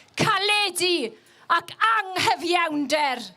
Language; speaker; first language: Welsh; non-native, local second language; English